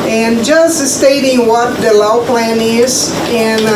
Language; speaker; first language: English; non-native, fluent; Portuguese